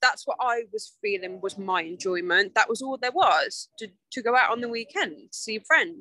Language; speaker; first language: English; native; English